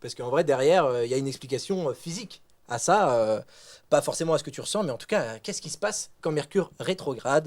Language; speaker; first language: French; native; French